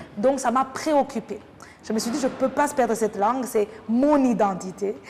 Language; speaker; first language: French; non-native, local second language; Kinyarwanda